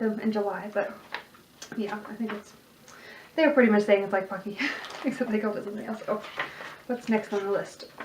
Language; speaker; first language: English; native; English